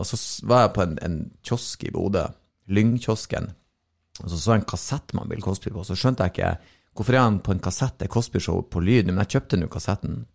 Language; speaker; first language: Norwegian; native; Norwegian